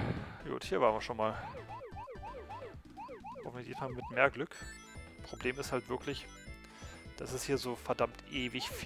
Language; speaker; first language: German; native; German